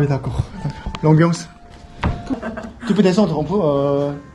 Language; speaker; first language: French; non-native, learner; Korean